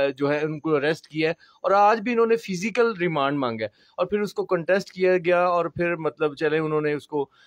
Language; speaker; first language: Urdu; non-native, local second language; Punjabi